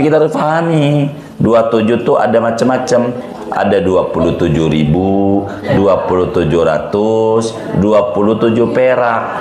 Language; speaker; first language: Indonesian; native; Indonesian